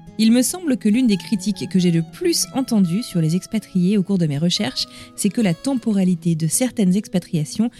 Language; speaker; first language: French; native; French